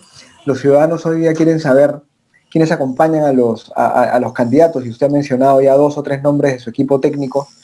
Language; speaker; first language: Spanish; native; Spanish